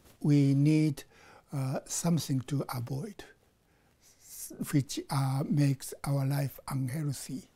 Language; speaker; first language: English; non-native, fluent; Japanese